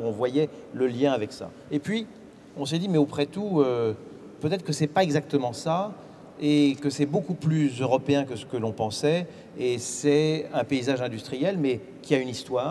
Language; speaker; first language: French; native; French